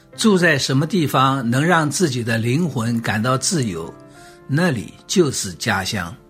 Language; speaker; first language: Chinese; native; Chinese